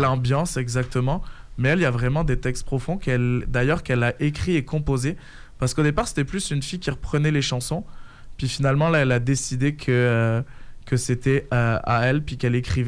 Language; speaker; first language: French; native; French